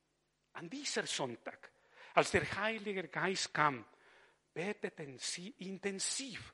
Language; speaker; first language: German; non-native, fluent; Spanish